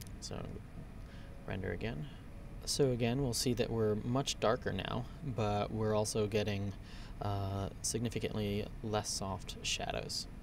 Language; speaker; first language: English; native; English